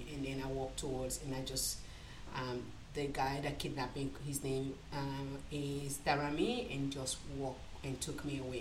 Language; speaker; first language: English; non-native, local second language; Krio